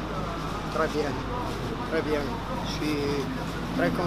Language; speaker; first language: French; non-native, learner; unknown